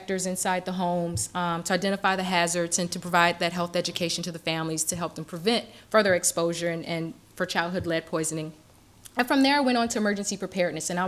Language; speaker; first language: English; native; English